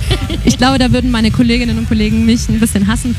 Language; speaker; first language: German; native; German